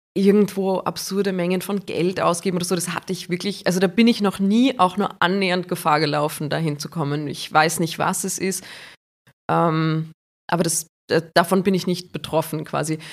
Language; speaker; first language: German; native; German